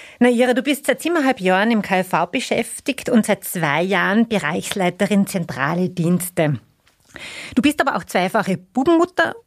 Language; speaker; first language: German; native; German